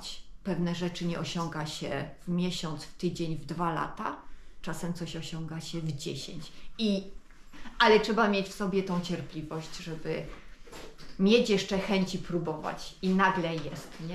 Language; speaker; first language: Polish; native; Polish